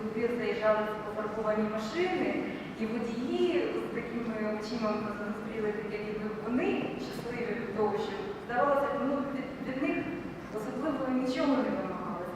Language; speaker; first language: Ukrainian; native; Ukrainian